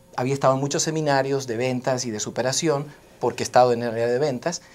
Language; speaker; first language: Spanish; native; Spanish